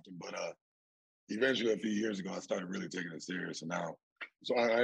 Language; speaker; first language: English; native; English